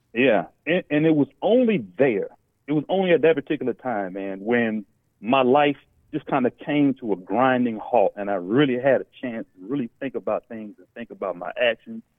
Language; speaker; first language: English; native; English